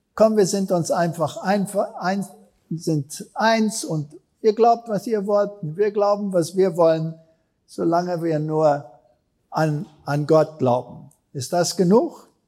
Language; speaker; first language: German; non-native, fluent; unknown